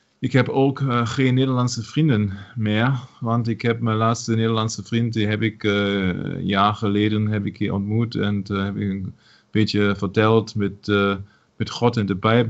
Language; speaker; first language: Dutch; non-native, learner; German